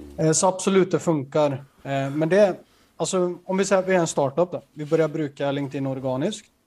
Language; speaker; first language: Swedish; native; Swedish